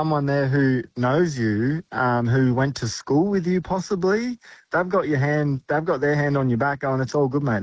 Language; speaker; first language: English; native; English